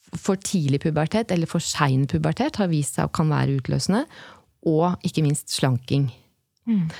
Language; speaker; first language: Norwegian; native; Norwegian